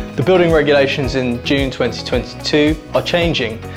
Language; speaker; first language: English; native; English